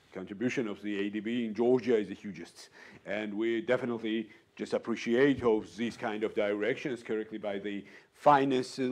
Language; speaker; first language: English; non-native, learner; Georgian